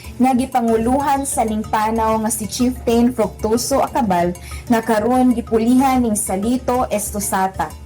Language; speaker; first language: Cebuano; native; Cebuano